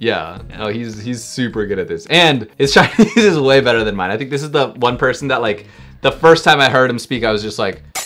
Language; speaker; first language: English; early bilingual, other home language; Spanish